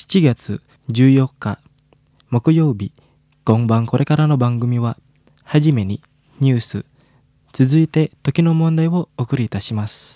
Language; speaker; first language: Japanese; non-native, fluent; Indonesian